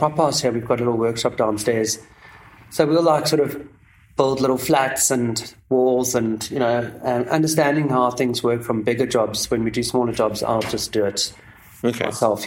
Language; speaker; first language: English; native; English